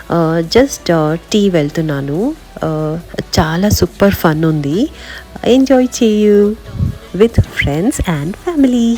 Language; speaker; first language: Telugu; non-native, learner; Kannada